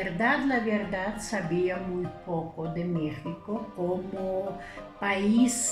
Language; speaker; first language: Spanish; non-native, fluent; Lithuanian